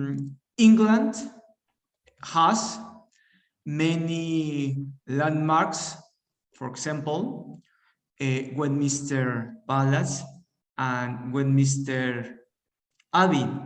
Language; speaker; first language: English; non-native, learner; Spanish